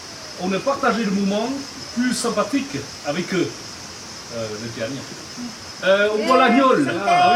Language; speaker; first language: French; non-native, fluent; Vietnamese